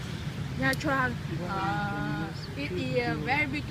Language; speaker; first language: English; non-native, learner; Vietnamese